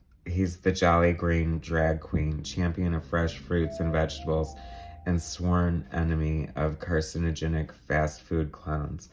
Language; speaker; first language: English; native; English